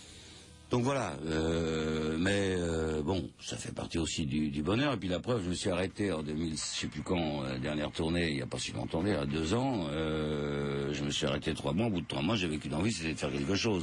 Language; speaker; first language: French; native; French